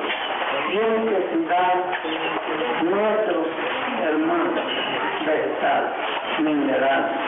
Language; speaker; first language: Spanish; non-native, local second language; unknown